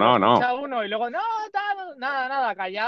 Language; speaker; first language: Spanish; native; Spanish